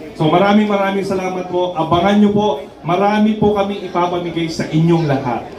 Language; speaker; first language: Filipino; native; Filipino